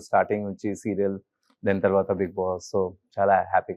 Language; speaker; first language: Telugu; non-native, learner; Hindi